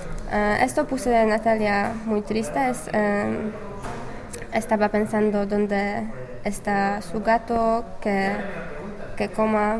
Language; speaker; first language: Spanish; non-native, fluent; English